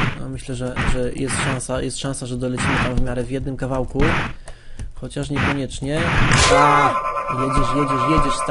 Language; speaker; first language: Polish; native; Polish